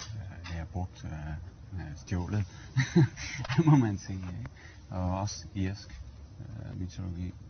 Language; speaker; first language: Danish; early bilingual, heritage; English